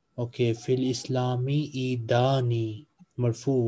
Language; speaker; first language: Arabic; non-native, fluent; Urdu